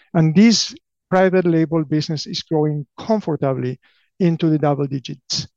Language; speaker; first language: English; non-native, fluent; Spanish